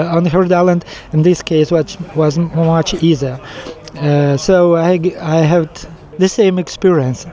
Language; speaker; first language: English; non-native, fluent; Ukrainian